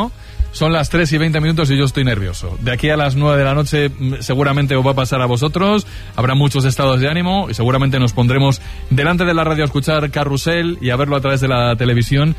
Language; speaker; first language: Spanish; native; Spanish